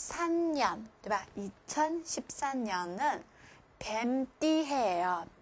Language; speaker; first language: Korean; non-native, fluent; Chinese